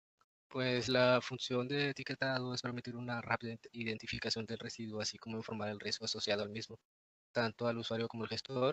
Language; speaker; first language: Spanish; native; Spanish